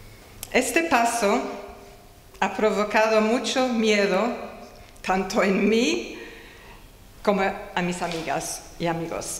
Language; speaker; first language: Spanish; non-native, fluent; English